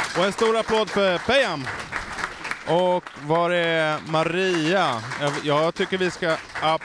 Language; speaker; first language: Swedish; native; Swedish